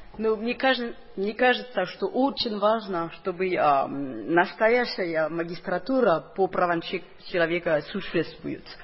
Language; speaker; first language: Russian; non-native, fluent; French